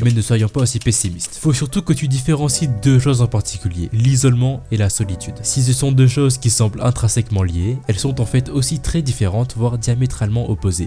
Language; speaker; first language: French; native; French